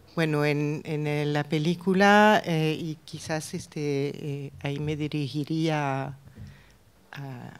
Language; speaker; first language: Spanish; non-native, fluent; French